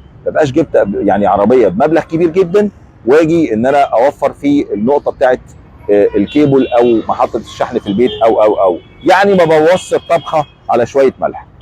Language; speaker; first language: Arabic; native; Arabic